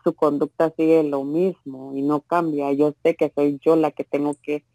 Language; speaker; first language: Spanish; native; Spanish